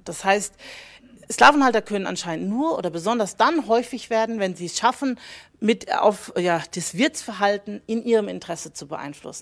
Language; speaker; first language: German; native; German